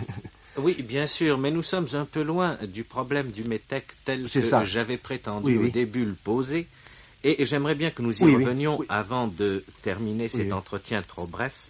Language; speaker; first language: French; native; French